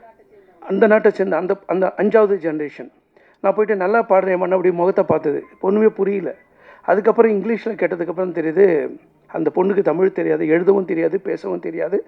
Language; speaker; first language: Tamil; native; Tamil